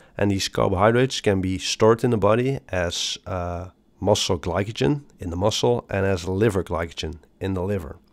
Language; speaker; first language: English; non-native, fluent; Dutch